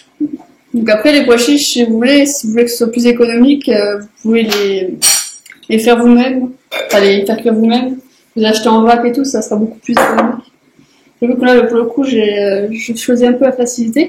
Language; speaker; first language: French; native; French